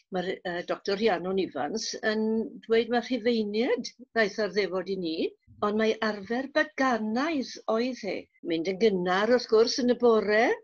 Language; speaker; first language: Welsh; native; Welsh